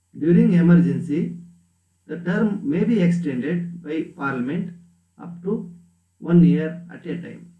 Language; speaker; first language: English; non-native, local second language; Kannada